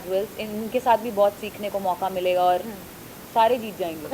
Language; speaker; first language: Hindi; native; Hindi